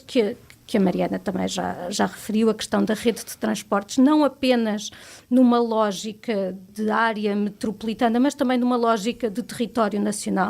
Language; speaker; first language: Portuguese; native; Portuguese